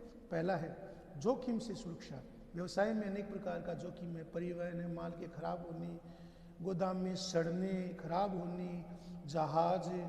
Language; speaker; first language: Hindi; native; Hindi